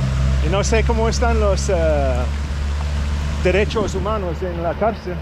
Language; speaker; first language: Spanish; non-native, learner; English